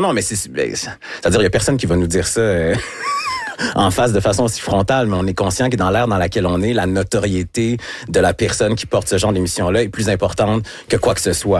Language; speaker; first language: French; native; French